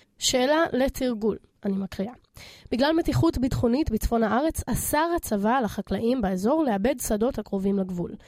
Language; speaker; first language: Hebrew; native; Hebrew